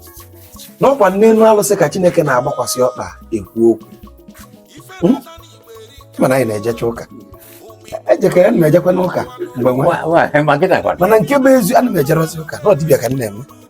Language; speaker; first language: Igbo; native; Igbo